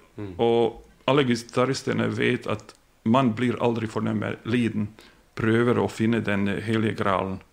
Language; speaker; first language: Norwegian; non-native, fluent; Bosnian